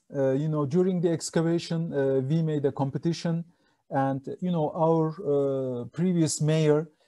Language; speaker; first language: English; non-native, fluent; Turkish